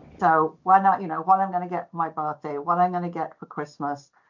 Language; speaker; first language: English; native; English